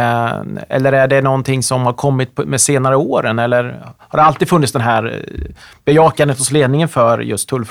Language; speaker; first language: Swedish; native; Swedish